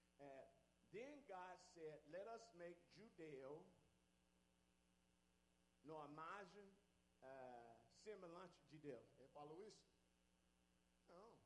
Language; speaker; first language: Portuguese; non-native, learner; English